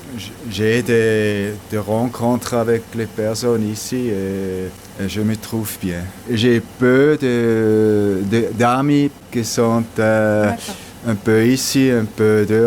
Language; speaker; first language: French; non-native, local second language; German